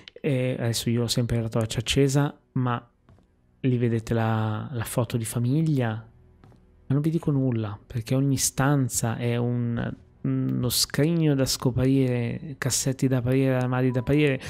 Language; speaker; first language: Italian; native; Italian